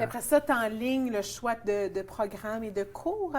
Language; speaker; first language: French; native; French